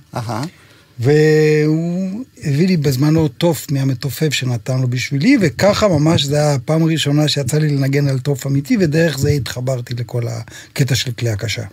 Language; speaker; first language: Hebrew; native; Hebrew